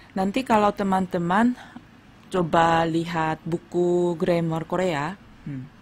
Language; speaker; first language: Indonesian; non-native, fluent; Korean